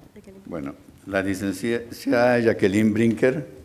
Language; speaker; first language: Spanish; native; Spanish